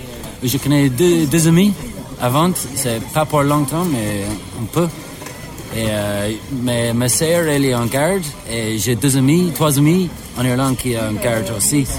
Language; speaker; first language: French; non-native, learner; English